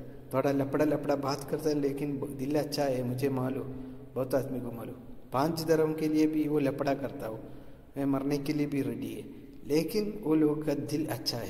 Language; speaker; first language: Hindi; non-native, local second language; Malayalam